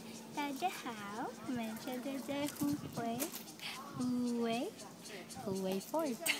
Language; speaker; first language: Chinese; non-native, learner; Filipino